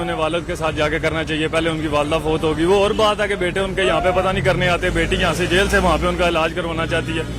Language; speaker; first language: Urdu; non-native, local second language; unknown